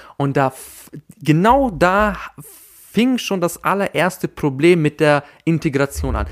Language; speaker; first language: German; early bilingual, other home language; Albanian